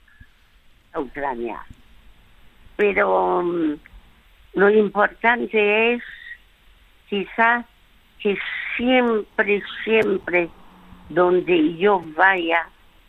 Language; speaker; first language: Spanish; early bilingual, other home language; French